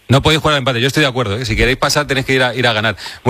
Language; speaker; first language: Spanish; native; Spanish